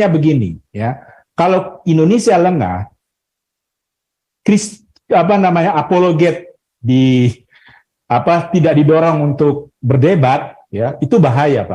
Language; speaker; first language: Indonesian; native; Indonesian